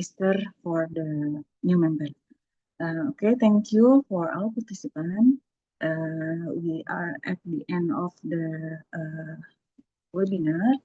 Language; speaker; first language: English; non-native, learner; Indonesian